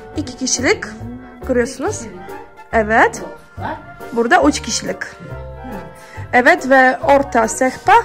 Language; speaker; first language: Turkish; non-native, learner; Polish